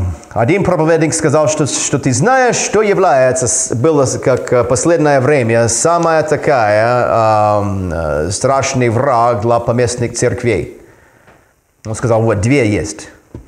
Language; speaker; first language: Russian; non-native, fluent; English